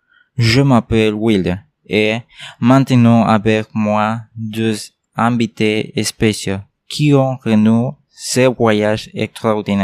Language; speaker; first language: French; non-native, learner; Spanish